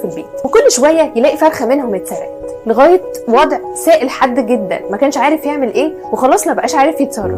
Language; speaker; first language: Arabic; native; Arabic